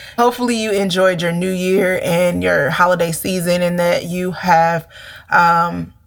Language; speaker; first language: English; native; English